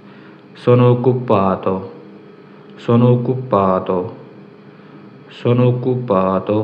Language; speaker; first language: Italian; non-native, learner; Urdu